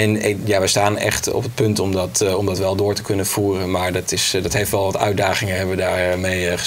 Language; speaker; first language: Dutch; native; Dutch